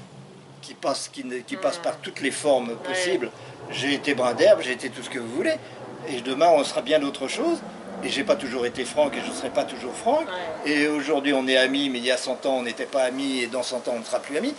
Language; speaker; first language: French; native; French